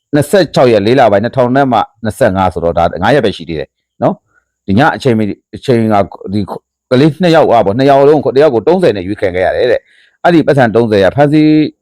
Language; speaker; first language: Burmese; native; Burmese